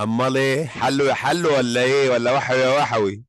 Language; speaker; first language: Arabic; native; Arabic